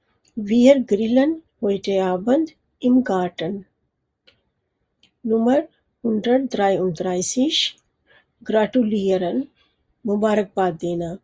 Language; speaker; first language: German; non-native, fluent; Urdu